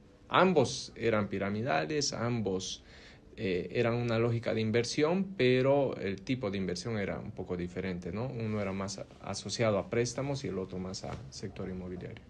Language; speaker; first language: Spanish; native; Spanish